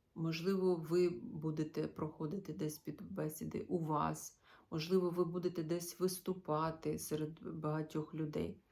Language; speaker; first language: Ukrainian; non-native, local second language; Russian